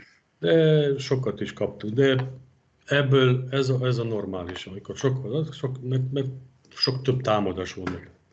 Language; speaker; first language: Hungarian; non-native, fluent; Serbian